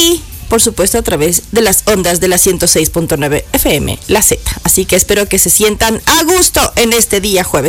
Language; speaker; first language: Spanish; native; Spanish